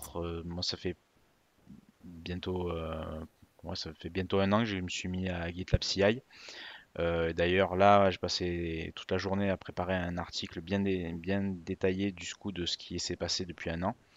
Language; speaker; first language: French; native; French